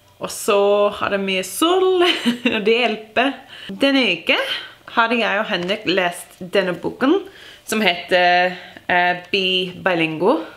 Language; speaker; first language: Norwegian; non-native, learner; English